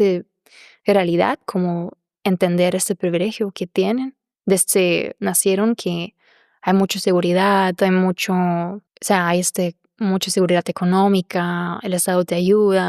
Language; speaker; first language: Spanish; non-native, fluent; German